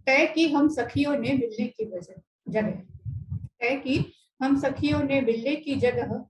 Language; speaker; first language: Hindi; non-native, local second language; Marathi